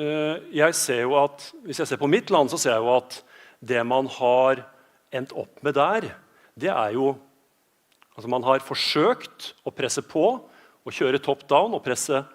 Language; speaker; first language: Danish; non-native, fluent; Norwegian